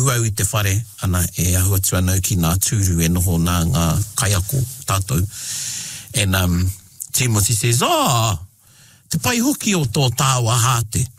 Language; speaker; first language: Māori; non-native, local second language; English